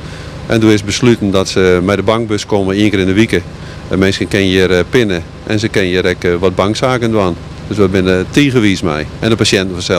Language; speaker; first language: Dutch; native; Dutch